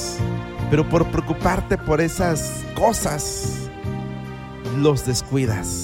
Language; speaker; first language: Spanish; native; Spanish